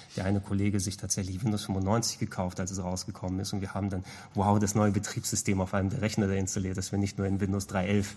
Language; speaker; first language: German; non-native, local second language; Greek